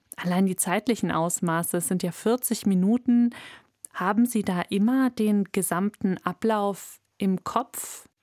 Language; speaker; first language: German; native; German